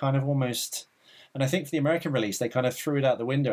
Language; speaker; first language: English; native; English